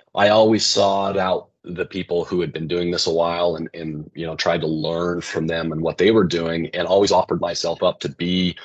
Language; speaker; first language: English; native; English